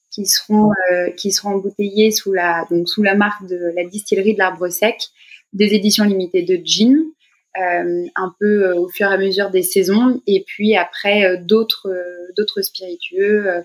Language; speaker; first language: French; native; French